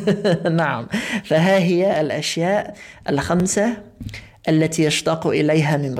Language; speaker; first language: Arabic; non-native, fluent; English